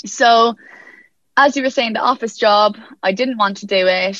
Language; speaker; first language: English; native; English